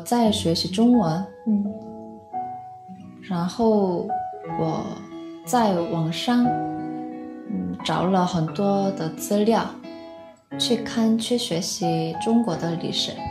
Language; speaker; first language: Chinese; non-native, learner; Korean